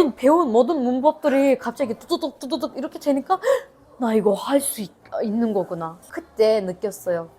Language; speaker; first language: Korean; non-native, fluent; Turkish